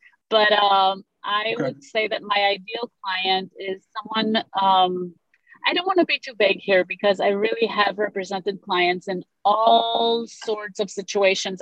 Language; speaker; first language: English; non-native, fluent; Romanian